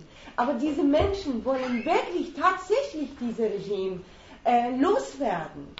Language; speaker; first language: German; non-native, fluent; Persian